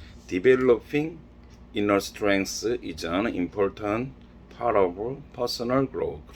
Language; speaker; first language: English; non-native, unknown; Korean